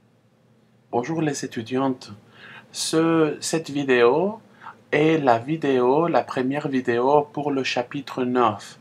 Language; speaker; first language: French; non-native, fluent; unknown